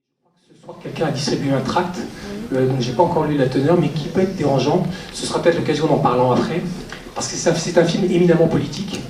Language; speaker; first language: French; native; French